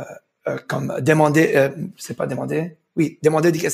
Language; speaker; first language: French; early bilingual, heritage; French